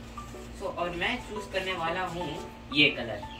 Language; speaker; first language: Hindi; native; Hindi